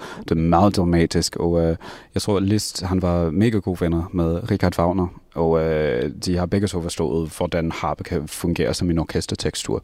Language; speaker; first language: Danish; non-native, fluent; English